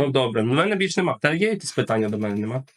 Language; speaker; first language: Ukrainian; native; Ukrainian